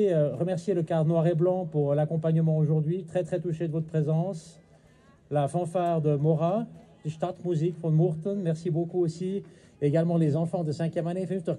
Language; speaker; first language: French; native; French